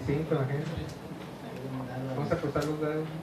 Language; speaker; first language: Spanish; native; Spanish